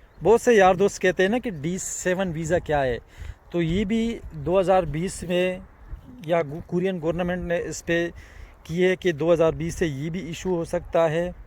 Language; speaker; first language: Urdu; non-native, local second language; Punjabi